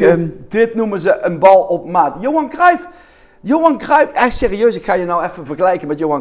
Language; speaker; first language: Dutch; native; Dutch